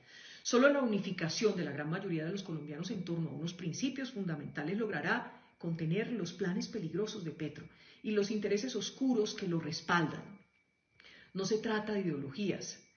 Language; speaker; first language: Spanish; native; Spanish